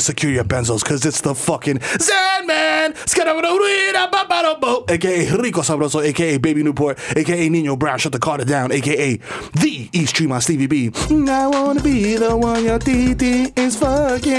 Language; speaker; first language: English; early bilingual, other home language; Spanish